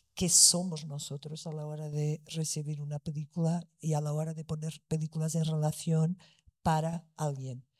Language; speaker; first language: Spanish; non-native, fluent; Portuguese